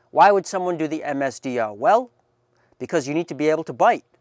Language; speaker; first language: English; native; English